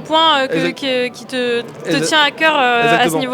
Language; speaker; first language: French; native; French